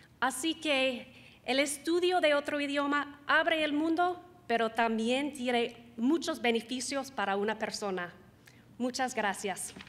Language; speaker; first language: Spanish; non-native, fluent; English